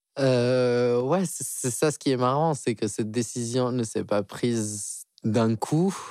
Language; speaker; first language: French; non-native, local second language; Arabic